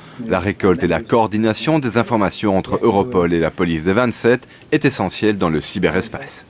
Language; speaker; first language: French; native; French